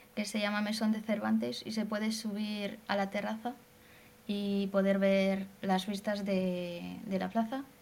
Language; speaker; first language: Spanish; non-native, fluent; Hungarian